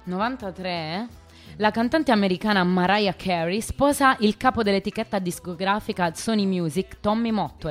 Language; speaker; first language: Italian; native; Italian